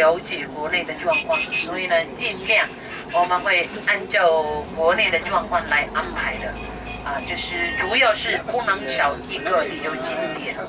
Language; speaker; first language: Chinese; non-native, fluent; Arabic